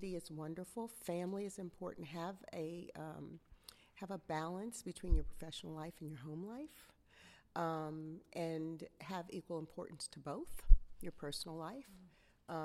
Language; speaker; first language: English; native; English